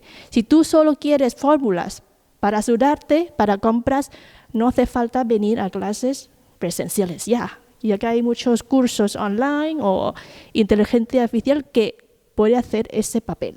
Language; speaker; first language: Spanish; non-native, fluent; Thai